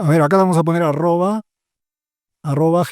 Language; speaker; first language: Spanish; native; Spanish